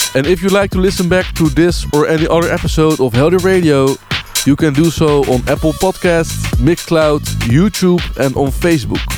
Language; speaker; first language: English; non-native, fluent; Dutch